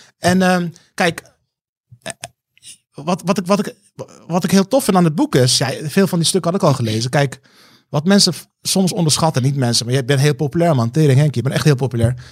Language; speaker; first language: Dutch; early bilingual, other home language; Turkish